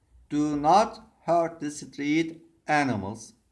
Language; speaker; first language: English; non-native, fluent; Turkish